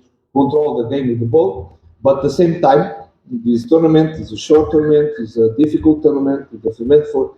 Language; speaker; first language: English; non-native, learner; Portuguese